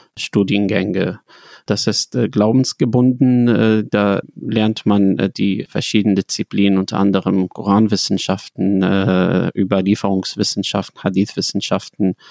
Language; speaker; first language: German; non-native, fluent; Arabic